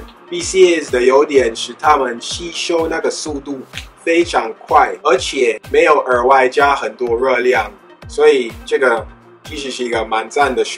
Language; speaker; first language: Chinese; non-native, fluent; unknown